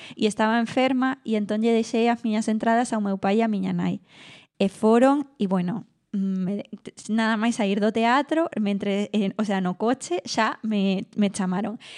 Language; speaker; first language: Galician; non-native, local second language; Spanish